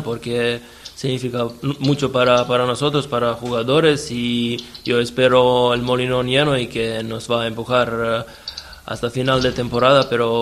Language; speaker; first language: Spanish; non-native, fluent; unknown